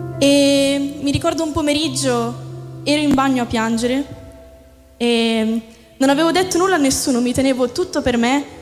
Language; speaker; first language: Italian; early bilingual, other home language; Romanian